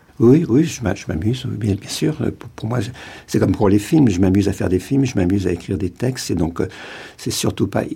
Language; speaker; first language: French; native; French